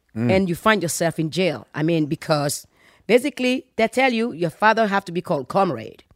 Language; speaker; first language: English; non-native, fluent; Fon